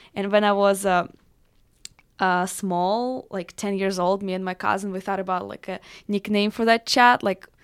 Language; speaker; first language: English; non-native, fluent; Russian